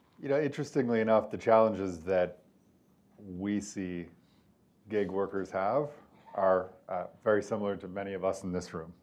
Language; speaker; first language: English; native; English